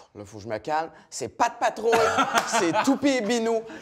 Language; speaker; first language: French; native; French